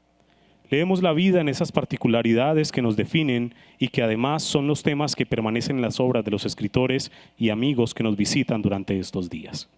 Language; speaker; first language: Spanish; native; Spanish